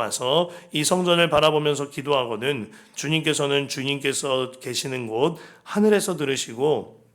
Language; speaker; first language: Korean; native; Korean